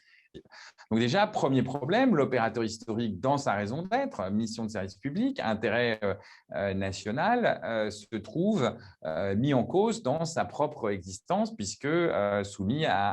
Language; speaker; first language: French; native; French